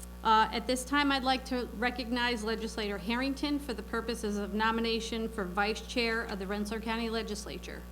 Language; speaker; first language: English; native; English